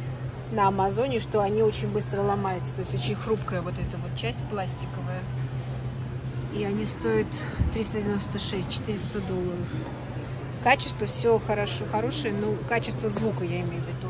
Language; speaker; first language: Russian; native; Russian